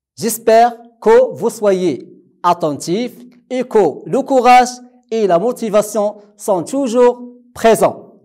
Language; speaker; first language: French; non-native, local second language; Arabic